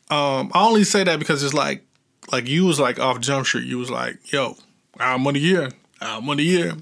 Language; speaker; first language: English; native; English